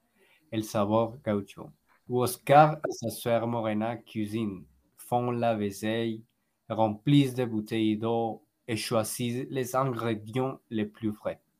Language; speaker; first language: French; non-native, learner; Spanish